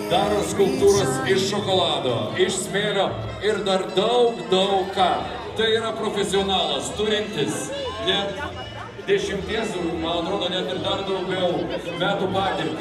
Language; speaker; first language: Lithuanian; native; Lithuanian